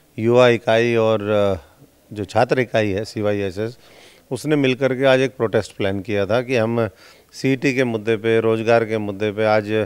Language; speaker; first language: Hindi; native; Hindi